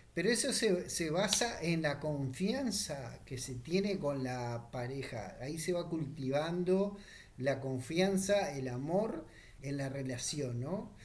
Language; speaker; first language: Spanish; native; Spanish